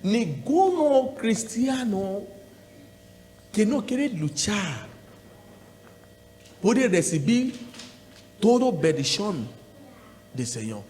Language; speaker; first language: Spanish; non-native, learner; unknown